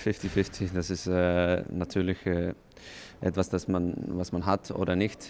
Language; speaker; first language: German; non-native, fluent; Icelandic